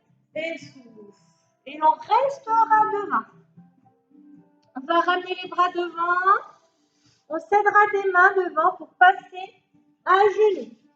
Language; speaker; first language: French; native; French